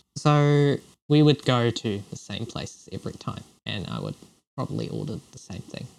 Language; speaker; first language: English; non-native, local second language; Cantonese